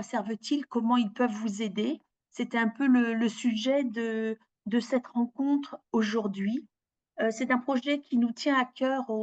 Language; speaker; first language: French; native; French